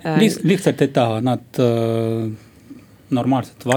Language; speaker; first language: Estonian; non-native, local second language; Russian